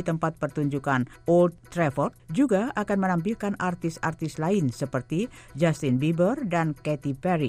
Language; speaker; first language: Indonesian; native; Indonesian